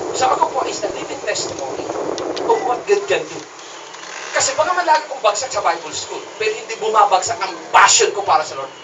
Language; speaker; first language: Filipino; non-native, local second language; Cebuano